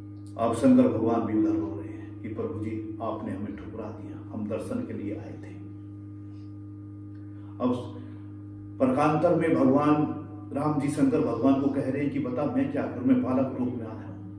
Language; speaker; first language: Hindi; native; Hindi